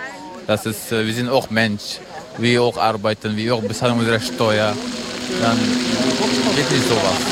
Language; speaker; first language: German; non-native, learner; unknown